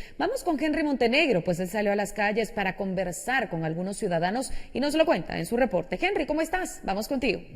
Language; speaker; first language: Spanish; native; Spanish